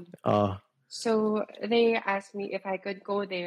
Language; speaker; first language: English; non-native, local second language; Filipino